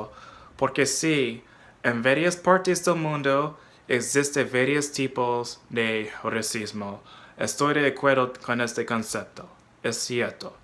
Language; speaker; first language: Spanish; non-native, fluent; English